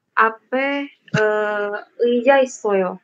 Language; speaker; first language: Korean; non-native, learner; Indonesian